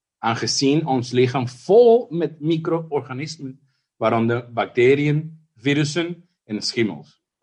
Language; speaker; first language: Dutch; non-native, fluent; Spanish